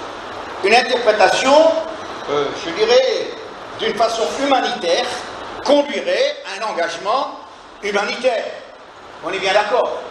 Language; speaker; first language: French; native; French